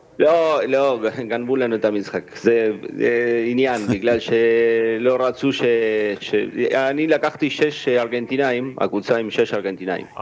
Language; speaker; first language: Hebrew; non-native, fluent; Spanish